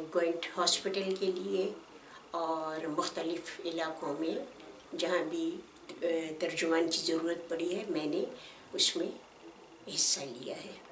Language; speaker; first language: Urdu; non-native, local second language; Pashto